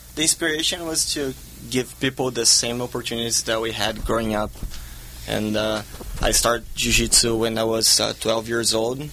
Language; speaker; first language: English; non-native, fluent; Portuguese